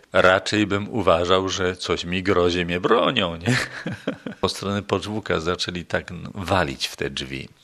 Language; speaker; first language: Polish; native; Polish